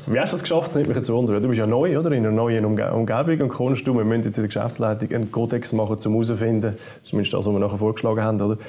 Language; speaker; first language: German; native; German